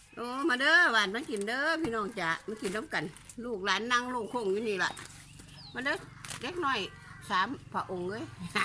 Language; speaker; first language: Thai; native; Thai